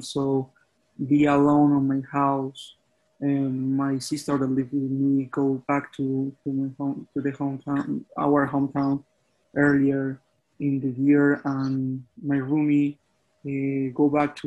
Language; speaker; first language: English; non-native, fluent; Spanish